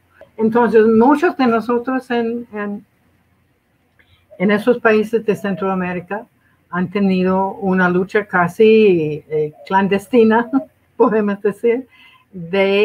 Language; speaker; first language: Spanish; non-native, fluent; English